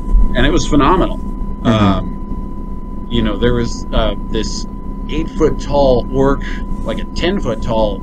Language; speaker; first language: English; native; English